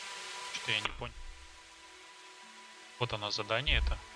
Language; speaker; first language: Russian; native; Russian